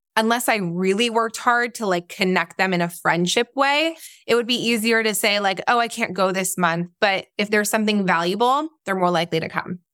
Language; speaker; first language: English; native; English